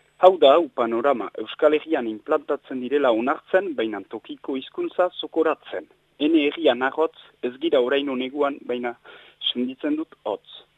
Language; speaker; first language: Basque; native; Basque